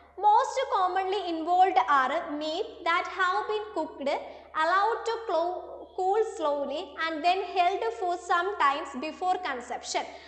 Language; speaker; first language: English; non-native, local second language; Malayalam